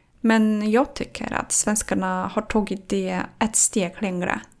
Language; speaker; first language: Swedish; non-native, fluent; Polish